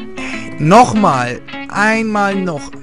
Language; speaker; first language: German; native; German